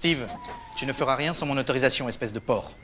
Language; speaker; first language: French; native; French